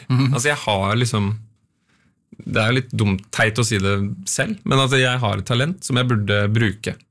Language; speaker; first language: Norwegian; native; Norwegian